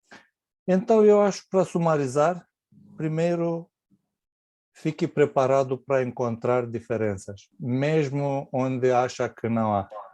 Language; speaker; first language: Portuguese; non-native, fluent; Romanian